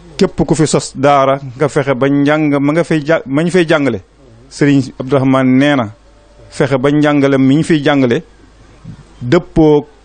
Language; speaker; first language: Wolof; native; Wolof